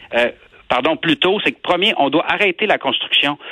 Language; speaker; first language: French; native; French